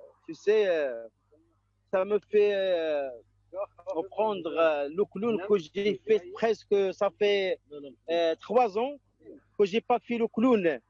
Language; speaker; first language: French; non-native, local second language; Arabic